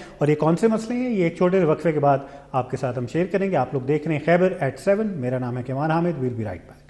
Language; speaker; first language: Urdu; non-native, local second language; Pashto